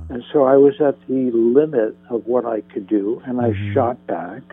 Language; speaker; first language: English; native; English